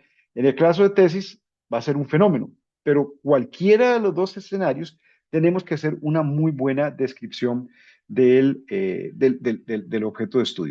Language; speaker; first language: Spanish; native; Spanish